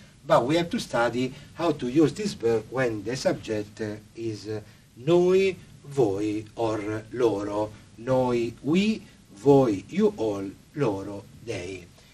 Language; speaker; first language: English; non-native, fluent; Italian